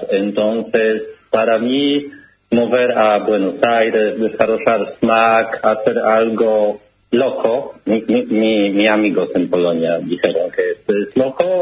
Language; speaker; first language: Spanish; non-native, learner; Polish